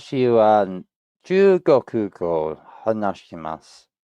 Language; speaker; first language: Japanese; non-native, learner; English